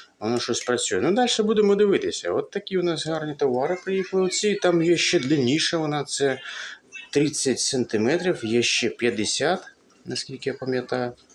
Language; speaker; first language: Ukrainian; non-native, local second language; Russian